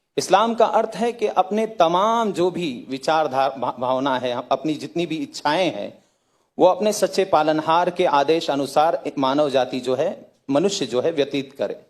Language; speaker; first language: Hindi; native; Hindi